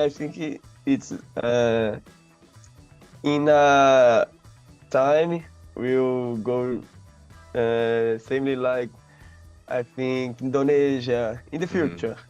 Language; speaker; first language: English; non-native, learner; Portuguese